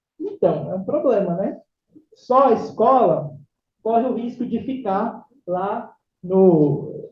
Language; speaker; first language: Portuguese; native; Portuguese